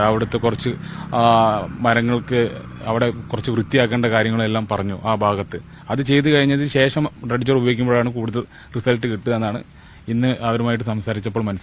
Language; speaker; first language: Malayalam; native; Malayalam